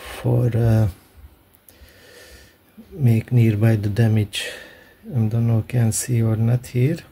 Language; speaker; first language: English; non-native, learner; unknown